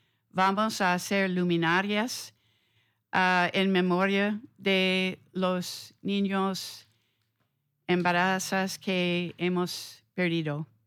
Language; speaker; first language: Spanish; non-native, fluent; English